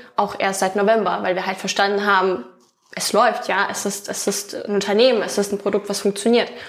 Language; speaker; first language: German; non-native, fluent; Ukrainian